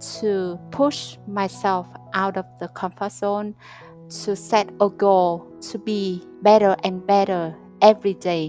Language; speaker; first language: English; non-native, fluent; Vietnamese